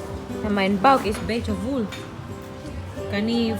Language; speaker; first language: Dutch; non-native, learner; Cebuano